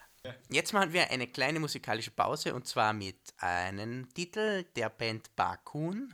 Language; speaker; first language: German; native; German